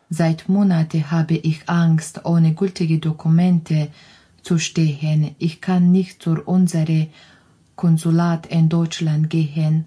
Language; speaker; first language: German; non-native, learner; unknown